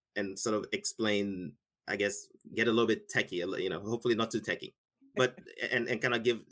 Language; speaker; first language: English; non-native, local second language; Igbo